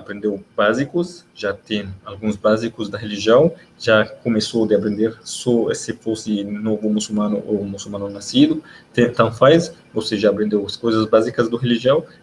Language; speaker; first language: Portuguese; non-native, learner; Arabic